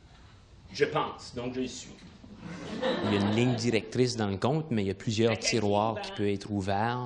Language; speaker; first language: French; native; French